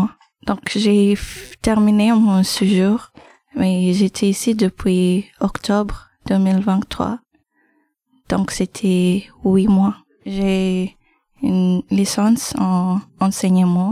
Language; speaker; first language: French; non-native, learner; English